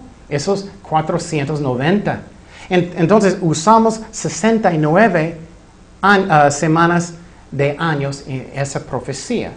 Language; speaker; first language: Spanish; non-native, fluent; English